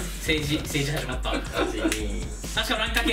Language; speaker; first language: Japanese; native; Japanese